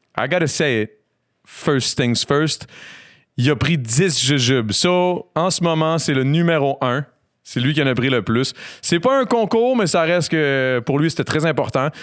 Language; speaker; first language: French; native; French